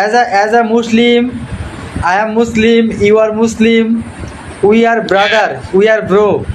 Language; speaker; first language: English; non-native, learner; Bangla